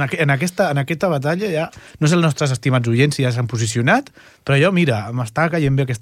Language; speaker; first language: Catalan; native; Catalan